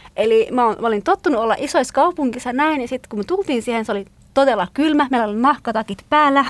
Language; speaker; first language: Finnish; non-native, fluent; Kurdish